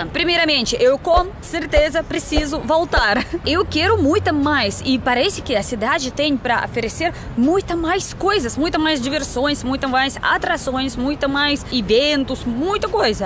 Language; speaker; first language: Portuguese; non-native, learner; Russian